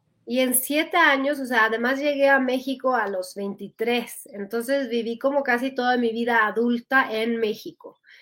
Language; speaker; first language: Spanish; non-native, fluent; Swedish